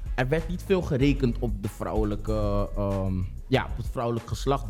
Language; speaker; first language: Dutch; native; Dutch